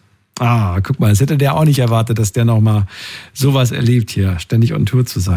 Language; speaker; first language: German; native; German